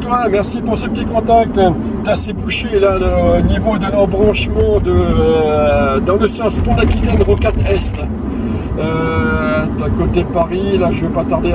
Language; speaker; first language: French; native; French